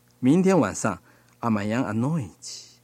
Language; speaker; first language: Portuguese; non-native, learner; Chinese